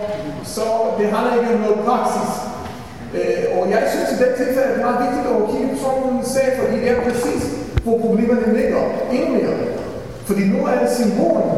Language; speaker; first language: Danish; non-native, fluent; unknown